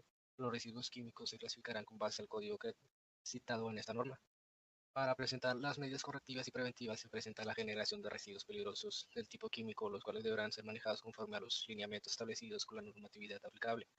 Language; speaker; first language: Spanish; native; Spanish